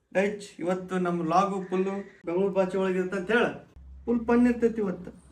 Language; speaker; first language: Kannada; native; Kannada